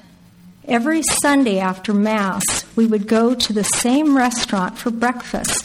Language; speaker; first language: English; native; English